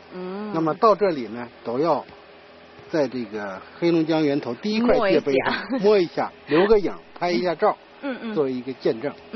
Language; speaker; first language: Chinese; native; Chinese